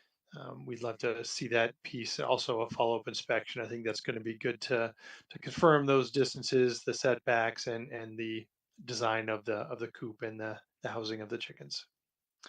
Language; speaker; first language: English; native; English